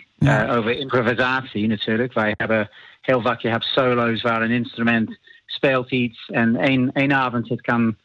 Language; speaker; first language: Dutch; non-native, learner; English